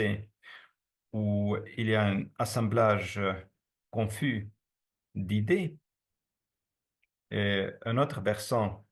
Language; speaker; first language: French; non-native, fluent; Estonian